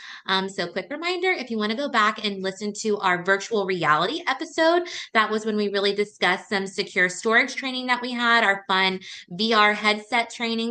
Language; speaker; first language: English; native; English